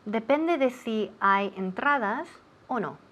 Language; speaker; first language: Spanish; non-native, fluent; English